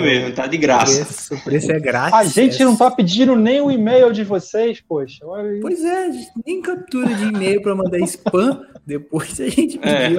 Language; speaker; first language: Portuguese; native; Portuguese